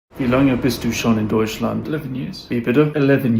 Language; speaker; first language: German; non-native, learner; English